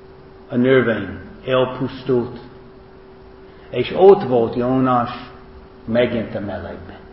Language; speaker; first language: Hungarian; non-native, fluent; English